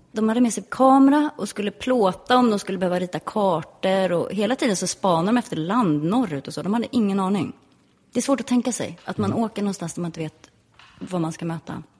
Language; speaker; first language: Swedish; native; Swedish